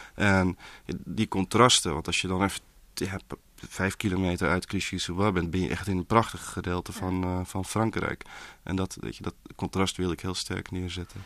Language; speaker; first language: Dutch; early bilingual, other home language; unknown